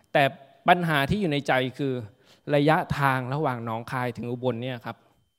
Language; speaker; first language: Thai; native; Thai